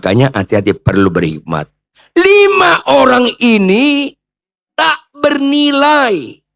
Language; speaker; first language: Indonesian; native; Indonesian